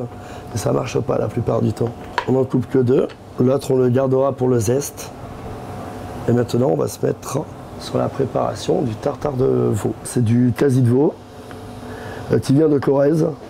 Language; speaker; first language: French; native; French